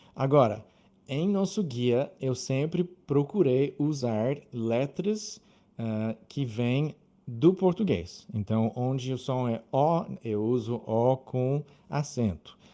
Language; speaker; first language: Portuguese; non-native, fluent; English